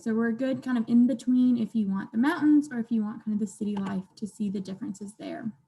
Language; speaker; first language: English; native; English